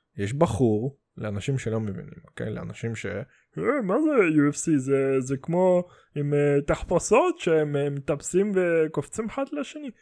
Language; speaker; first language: Hebrew; early bilingual, other home language; Russian